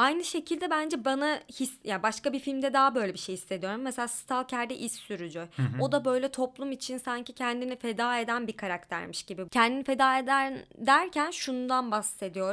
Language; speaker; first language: Turkish; native; Turkish